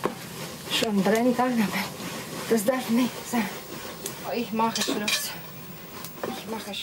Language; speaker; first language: German; non-native, learner; Latvian